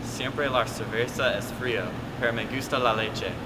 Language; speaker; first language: Spanish; non-native, learner; English